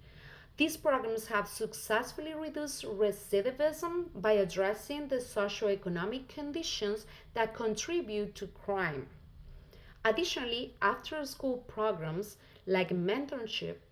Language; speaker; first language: English; non-native, fluent; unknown